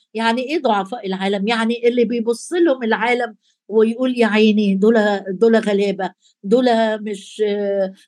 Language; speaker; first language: Arabic; native; Arabic